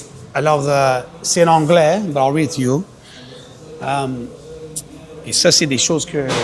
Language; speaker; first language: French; non-native, local second language; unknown